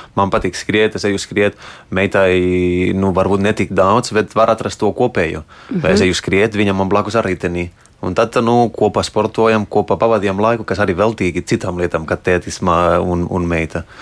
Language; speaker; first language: Latvian; non-native, fluent; Spanish